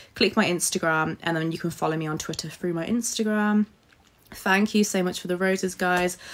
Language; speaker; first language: English; native; English